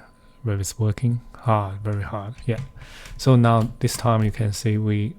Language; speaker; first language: English; non-native, fluent; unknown